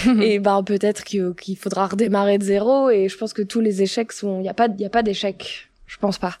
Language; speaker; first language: French; native; French